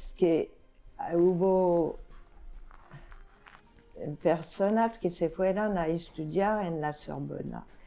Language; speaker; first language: Spanish; non-native, fluent; French